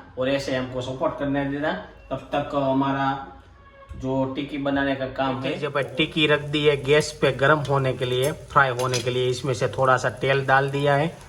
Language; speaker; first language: Hindi; non-native, local second language; Gujarati